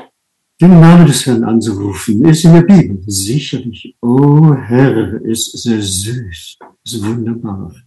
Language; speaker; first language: German; non-native, fluent; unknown